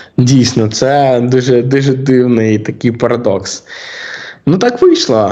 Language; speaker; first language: Ukrainian; native; Ukrainian